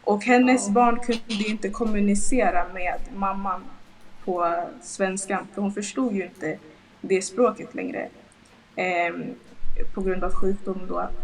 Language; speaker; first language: Swedish; early bilingual, other home language; Lingala